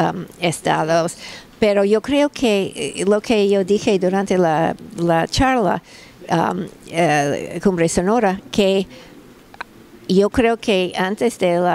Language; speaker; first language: Spanish; non-native, fluent; English